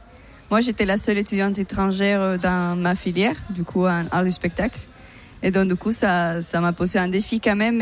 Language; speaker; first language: French; non-native, fluent; Spanish